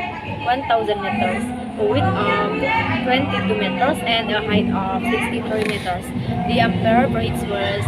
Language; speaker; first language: English; non-native, learner; Indonesian